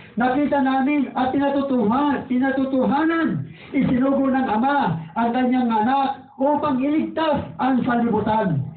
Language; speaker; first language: Filipino; non-native, local second language; Waray